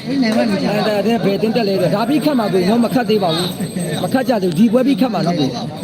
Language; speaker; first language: Burmese; native; Burmese